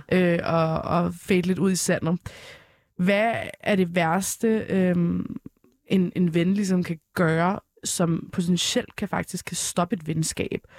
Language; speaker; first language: Danish; early bilingual, other home language; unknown